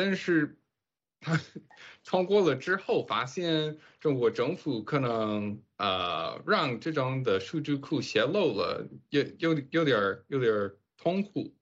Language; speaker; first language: Chinese; non-native, fluent; English